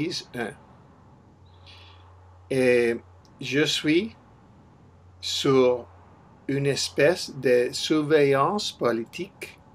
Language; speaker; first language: French; non-native, learner; English